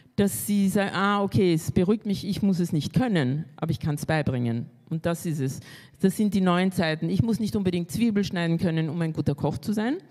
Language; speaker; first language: German; early bilingual, other home language; Spanish